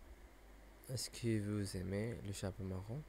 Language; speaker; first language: French; non-native, learner; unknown